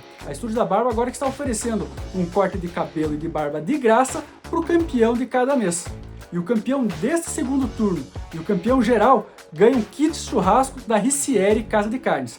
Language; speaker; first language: Portuguese; native; Portuguese